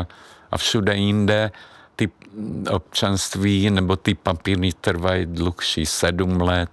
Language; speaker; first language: Czech; non-native, fluent; Hungarian